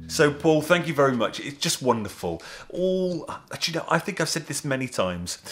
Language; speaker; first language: English; native; English